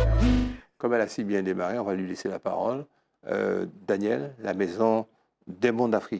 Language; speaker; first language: French; native; French